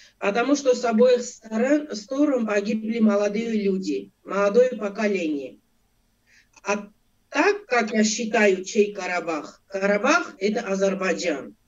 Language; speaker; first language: Russian; non-native, local second language; Armenian